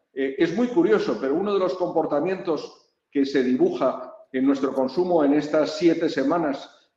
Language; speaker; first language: Spanish; native; Spanish